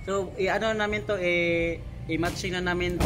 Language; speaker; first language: Filipino; non-native, local second language; Cebuano